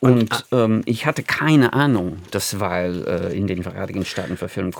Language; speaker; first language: German; non-native, fluent; English